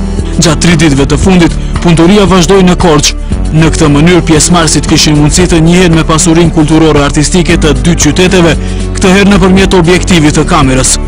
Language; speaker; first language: Albanian; native; Albanian